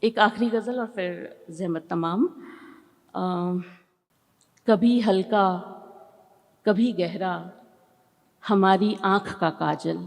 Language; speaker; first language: Hindi; native; Hindi